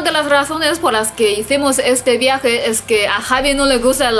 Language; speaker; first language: Spanish; non-native, fluent; Chinese